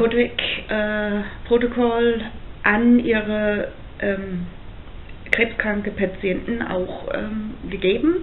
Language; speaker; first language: German; non-native, fluent; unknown